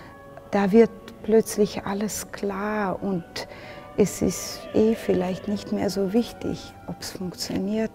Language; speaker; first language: German; non-native, fluent; Russian